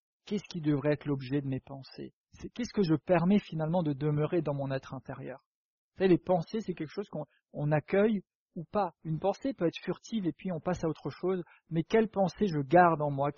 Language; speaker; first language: French; native; French